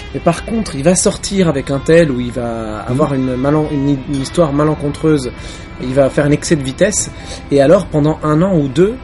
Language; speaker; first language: French; early bilingual, other home language; Arabic